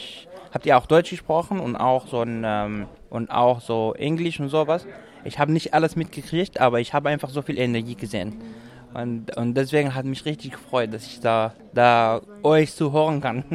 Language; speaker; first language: German; non-native, local second language; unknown